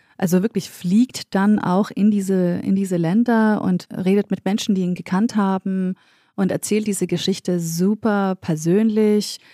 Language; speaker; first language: German; early bilingual, other home language; Kurdish